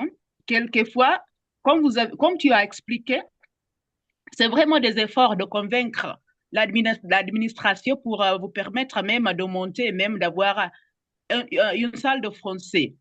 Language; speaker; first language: French; non-native, fluent; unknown